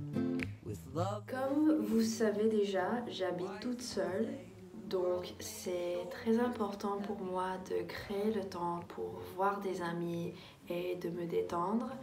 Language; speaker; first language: French; non-native, fluent; English